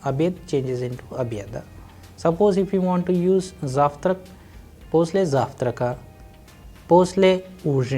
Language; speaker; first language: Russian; non-native, fluent; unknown